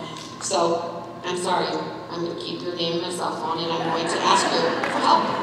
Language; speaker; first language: English; native; English